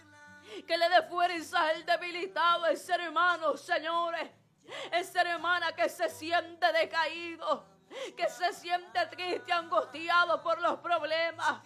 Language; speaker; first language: Spanish; native; Spanish